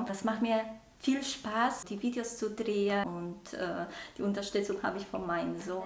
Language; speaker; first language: German; non-native, local second language; Polish